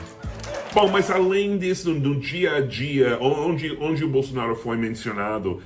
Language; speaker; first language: Portuguese; non-native, fluent; English